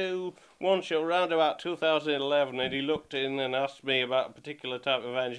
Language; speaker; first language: English; native; English